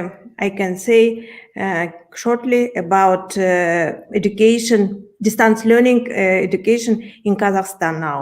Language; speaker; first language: English; non-native, learner; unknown